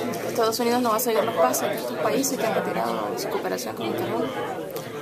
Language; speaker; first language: Spanish; native; Spanish